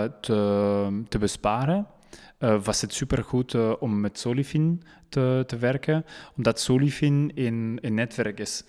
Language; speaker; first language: Dutch; non-native, local second language; French